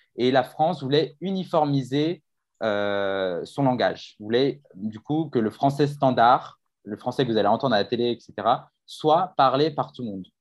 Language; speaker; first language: French; native; French